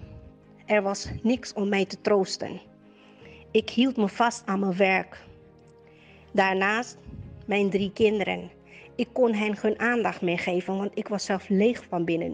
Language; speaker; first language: Dutch; native; Dutch